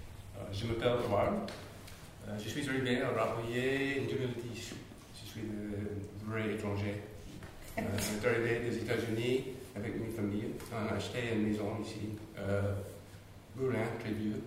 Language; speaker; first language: French; non-native, learner; English